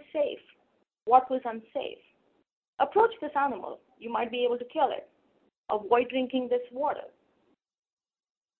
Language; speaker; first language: English; non-native, local second language; Hindi